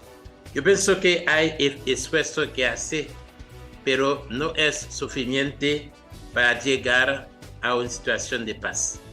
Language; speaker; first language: Spanish; non-native, fluent; Haitian Creole